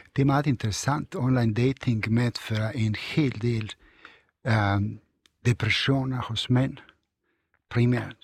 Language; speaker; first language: Danish; non-native, fluent; Serbian